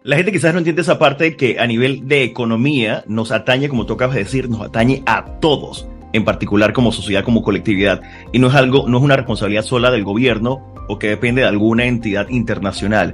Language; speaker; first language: Spanish; native; Spanish